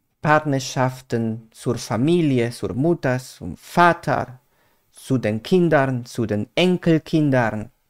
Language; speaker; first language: German; non-native, fluent; Spanish